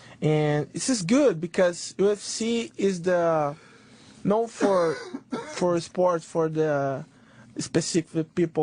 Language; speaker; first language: English; non-native, learner; Portuguese